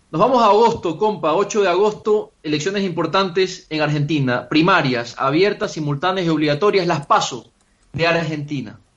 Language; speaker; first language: Spanish; native; Spanish